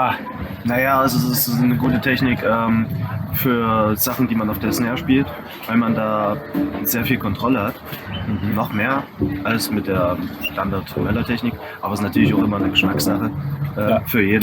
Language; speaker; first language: German; native; German